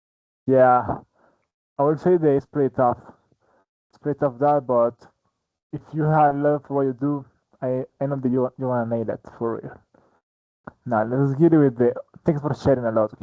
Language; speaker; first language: English; non-native, fluent; Spanish